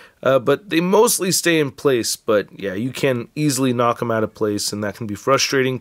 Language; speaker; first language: English; native; English